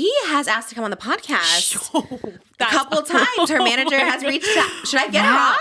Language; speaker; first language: English; native; English